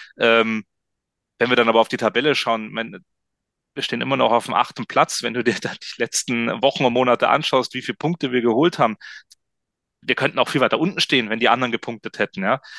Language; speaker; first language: German; native; German